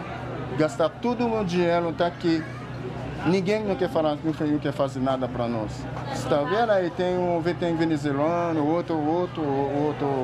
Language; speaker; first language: Portuguese; non-native, learner; Haitian Creole